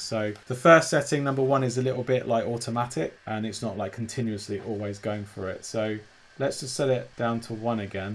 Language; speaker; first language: English; native; English